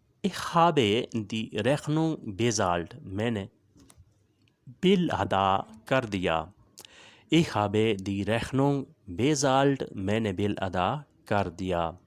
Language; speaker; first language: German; non-native, learner; Urdu